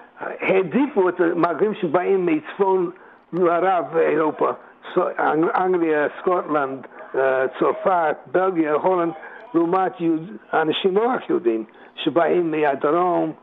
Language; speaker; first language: Hebrew; non-native, fluent; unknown